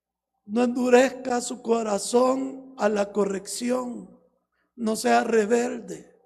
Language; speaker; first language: Spanish; native; Spanish